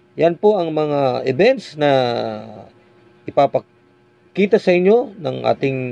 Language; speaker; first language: Filipino; non-native, local second language; Bikol